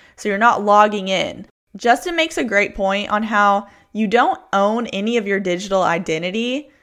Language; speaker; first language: English; native; English